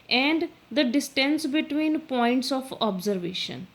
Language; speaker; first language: English; non-native, local second language; Punjabi